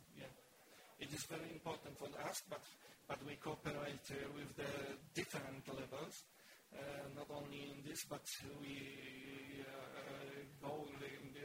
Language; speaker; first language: English; non-native, learner; Polish